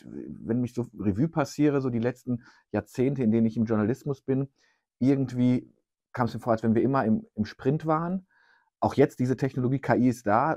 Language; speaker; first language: German; native; German